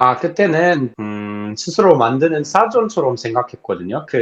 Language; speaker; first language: Korean; non-native, learner; English